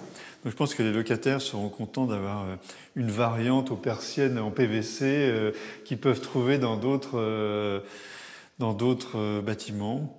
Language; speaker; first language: French; native; French